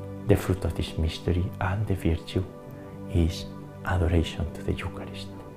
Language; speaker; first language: English; non-native, fluent; Spanish